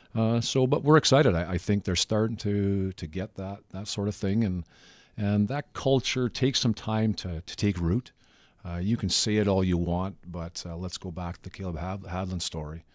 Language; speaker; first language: English; native; English